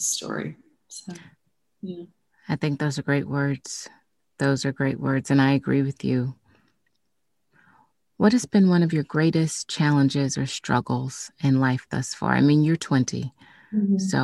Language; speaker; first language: English; native; English